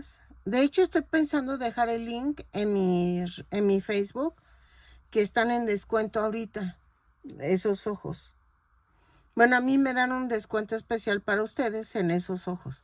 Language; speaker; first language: Spanish; native; Spanish